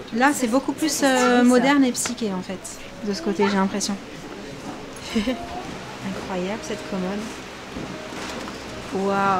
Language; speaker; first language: French; native; French